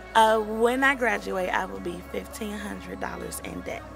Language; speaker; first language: English; native; English